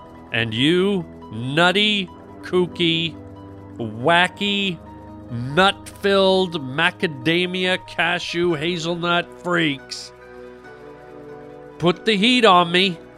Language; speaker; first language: English; native; English